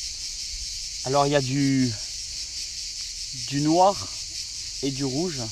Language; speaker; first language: French; native; French